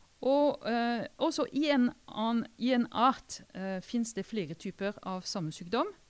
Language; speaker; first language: Norwegian; non-native, fluent; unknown